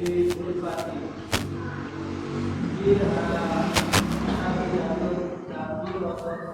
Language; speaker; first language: Arabic; non-native, learner; Indonesian